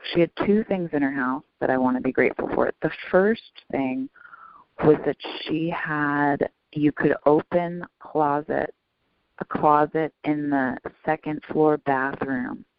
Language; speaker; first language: English; native; English